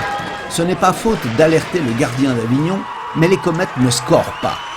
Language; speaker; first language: French; native; French